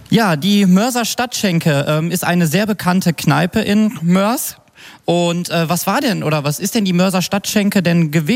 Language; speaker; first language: German; native; German